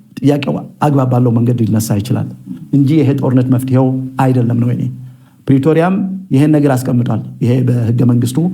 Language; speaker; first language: Amharic; non-native, local second language; Tigrinya